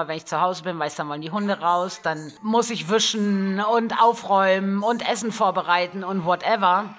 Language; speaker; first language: German; native; German